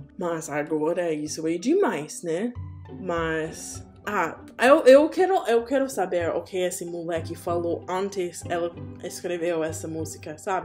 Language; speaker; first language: Portuguese; non-native, learner; English